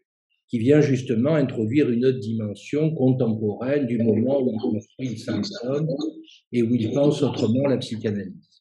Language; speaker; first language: French; native; French